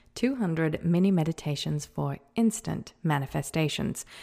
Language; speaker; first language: English; native; English